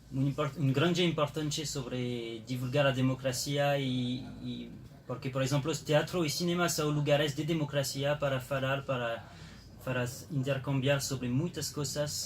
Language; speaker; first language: Portuguese; non-native, learner; French